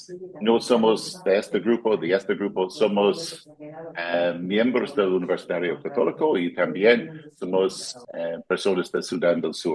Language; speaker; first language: Spanish; non-native, fluent; English